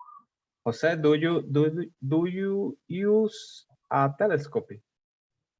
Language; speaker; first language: English; non-native, learner; Spanish